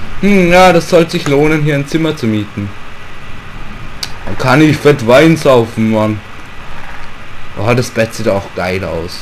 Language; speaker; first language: German; native; German